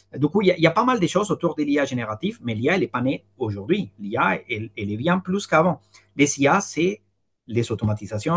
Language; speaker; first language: French; non-native, fluent; Spanish